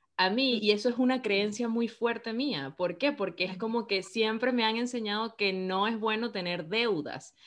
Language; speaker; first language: Spanish; native; Spanish